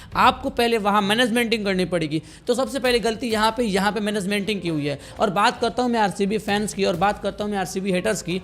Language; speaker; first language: Hindi; native; Hindi